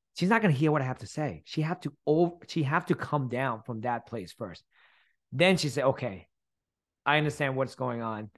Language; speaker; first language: English; early bilingual, other home language; Thai